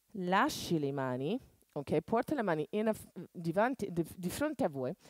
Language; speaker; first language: Italian; non-native, fluent; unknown